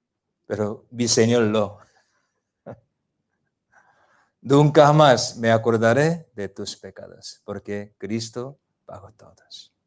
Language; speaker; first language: Spanish; non-native, learner; Korean